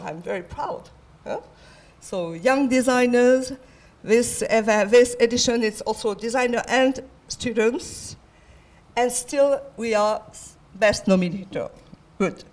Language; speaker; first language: English; non-native, fluent; French